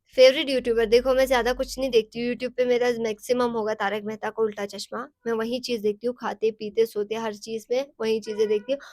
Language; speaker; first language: Hindi; non-native, local second language; Sicilian